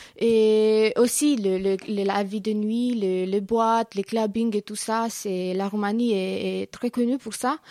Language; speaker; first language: French; non-native, fluent; Romanian